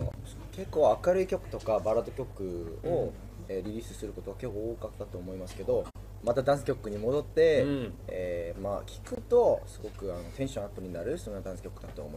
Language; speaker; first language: Japanese; non-native, fluent; Korean